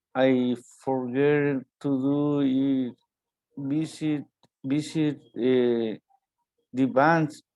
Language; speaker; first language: English; non-native, learner; Spanish